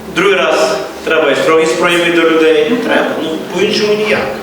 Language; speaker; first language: Ukrainian; native; Ukrainian